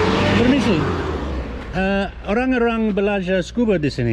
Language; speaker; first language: Indonesian; non-native, learner; English